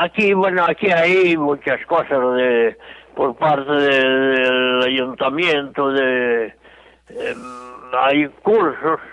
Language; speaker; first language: Spanish; non-native, local second language; Galician